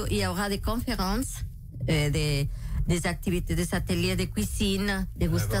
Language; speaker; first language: French; non-native, local second language; Spanish